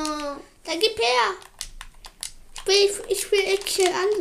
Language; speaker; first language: German; native; German